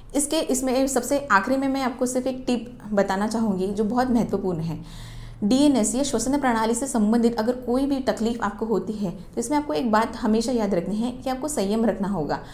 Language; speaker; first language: Hindi; non-native, local second language; Marathi